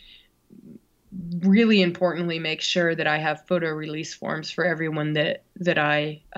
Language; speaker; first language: English; native; English